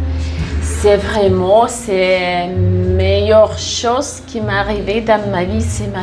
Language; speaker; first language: French; non-native, fluent; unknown